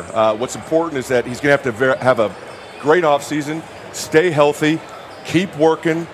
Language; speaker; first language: English; native; English